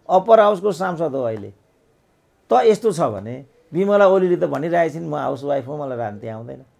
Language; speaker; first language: Nepali; native; Nepali